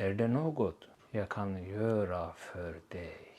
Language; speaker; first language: Swedish; non-native, fluent; Turkish